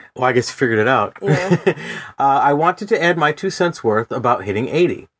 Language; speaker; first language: English; native; English